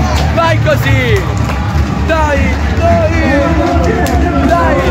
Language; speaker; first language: Italian; native; Italian